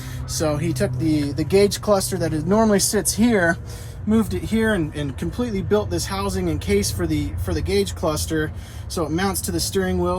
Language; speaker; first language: English; native; English